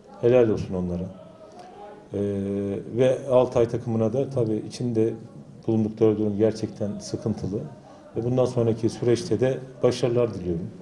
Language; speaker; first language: Turkish; native; Turkish